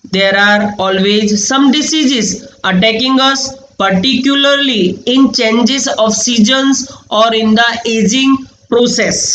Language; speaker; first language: English; non-native, local second language; Gujarati